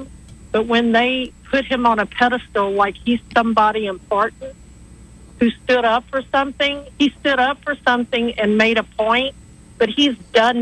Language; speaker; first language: English; native; English